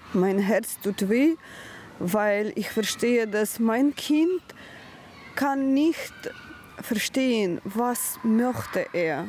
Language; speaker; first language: German; non-native, learner; Ukrainian